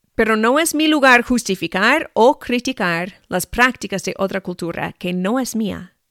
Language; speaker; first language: Spanish; non-native, fluent; English